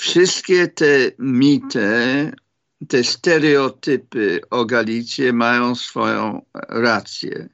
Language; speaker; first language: Polish; non-native, fluent; English